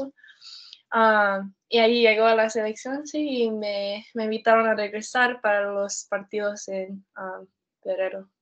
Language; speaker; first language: Spanish; early bilingual, heritage; Spanish